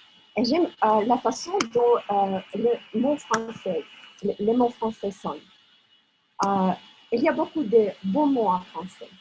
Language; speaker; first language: French; non-native, fluent; Russian